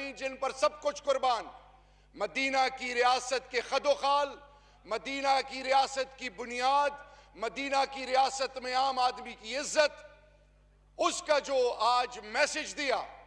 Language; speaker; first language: Urdu; non-native, local second language; Pashto